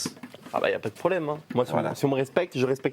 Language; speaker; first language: French; native; French